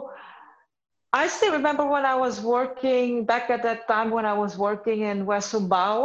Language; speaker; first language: English; non-native, fluent; Indonesian